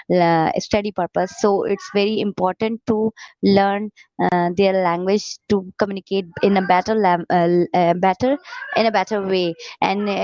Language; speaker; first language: English; non-native, learner; Urdu